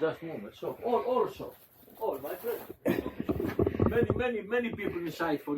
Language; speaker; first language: English; non-native, learner; Greek